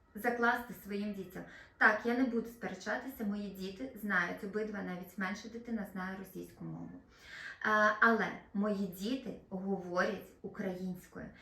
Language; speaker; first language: Ukrainian; non-native, local second language; Russian